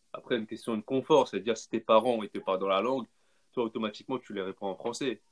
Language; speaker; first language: French; native; French